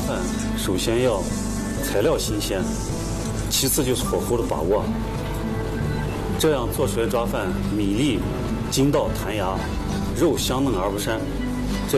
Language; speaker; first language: Chinese; native; Chinese